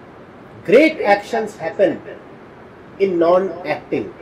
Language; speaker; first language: English; non-native, local second language; Hindi